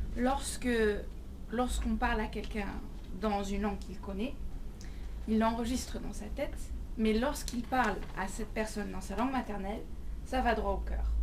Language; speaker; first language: French; native; French